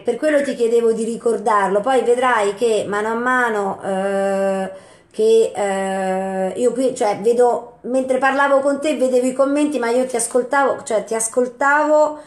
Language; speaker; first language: Italian; native; Italian